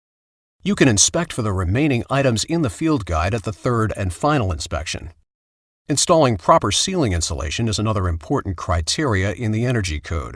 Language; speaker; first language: English; native; English